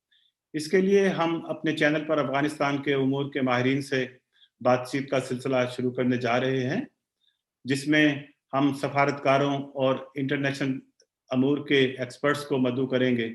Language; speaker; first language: Urdu; native; Urdu